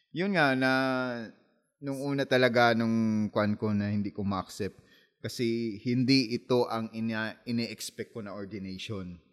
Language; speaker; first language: Filipino; non-native, local second language; Masbatenyo